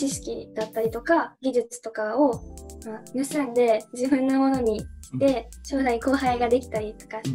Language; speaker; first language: Japanese; native; Japanese